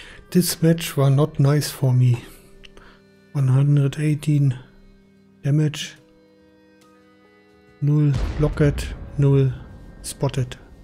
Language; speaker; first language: English; non-native, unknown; German